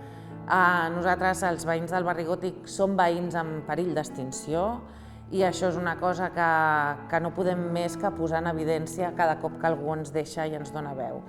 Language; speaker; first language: Catalan; native; Catalan